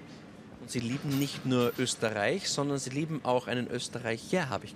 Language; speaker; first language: German; native; German